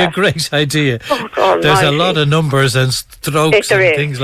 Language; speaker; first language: English; native; English